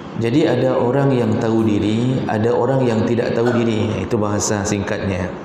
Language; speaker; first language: Malay; non-native, local second language; Achinese